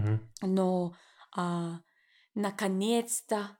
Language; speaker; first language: Russian; non-native, learner; English